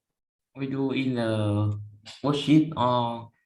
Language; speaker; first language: English; non-native, learner; Vietnamese